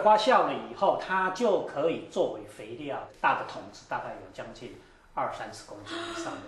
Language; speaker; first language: Chinese; native; Chinese